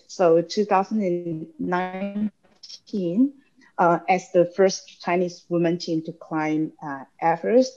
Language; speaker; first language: English; non-native, local second language; Cantonese